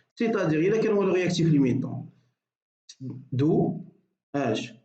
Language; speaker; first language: French; non-native, local second language; Arabic